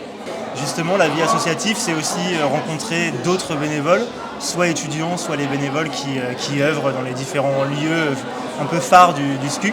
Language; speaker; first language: French; native; French